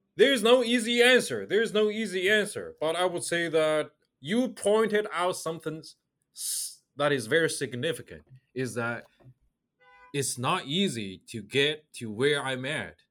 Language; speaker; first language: English; non-native, fluent; Chinese